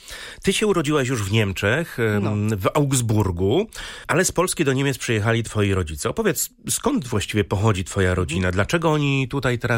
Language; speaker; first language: Polish; native; Polish